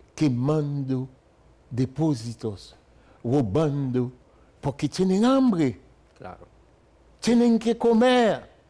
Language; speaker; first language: Spanish; non-native, fluent; Haitian Creole